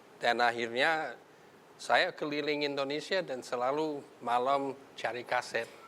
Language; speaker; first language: Indonesian; non-native, fluent; English